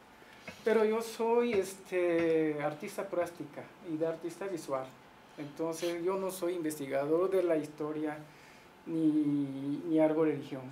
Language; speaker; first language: Spanish; non-native, learner; Japanese